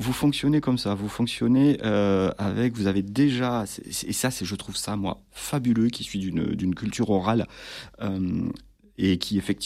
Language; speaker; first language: French; native; French